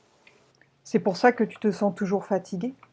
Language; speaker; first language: French; native; French